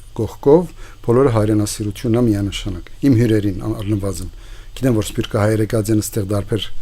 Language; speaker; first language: Armenian; early bilingual, heritage; Armenian